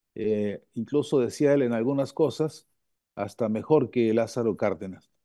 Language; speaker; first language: Spanish; native; Spanish